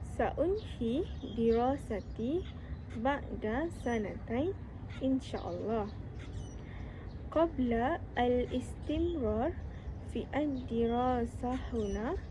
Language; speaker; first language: Arabic; non-native, learner; Malay